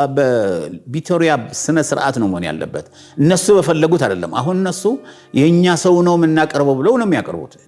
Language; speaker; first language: Amharic; non-native, local second language; Tigrinya